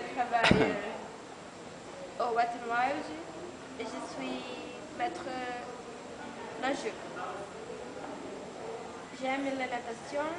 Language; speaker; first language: French; non-native, learner; Portuguese